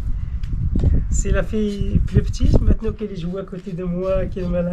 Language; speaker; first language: French; non-native, local second language; Arabic